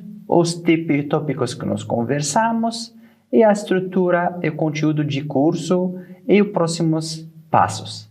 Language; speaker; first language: Portuguese; non-native, fluent; Arabic